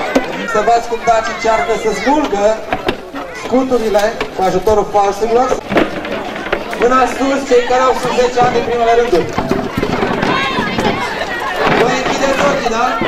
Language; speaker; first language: Romanian; native; Romanian